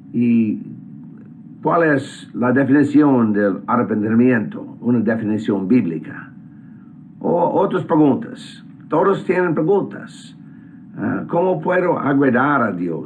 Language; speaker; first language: Spanish; non-native, fluent; English